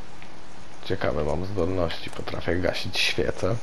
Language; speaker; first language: Polish; native; Polish